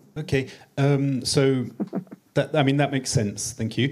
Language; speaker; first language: English; native; English